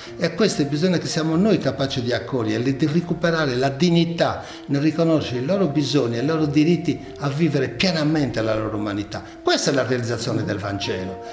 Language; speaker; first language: Italian; native; Italian